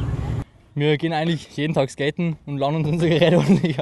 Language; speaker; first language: German; native; German